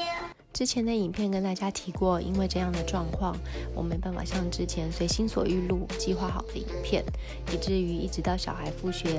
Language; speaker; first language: Chinese; native; Chinese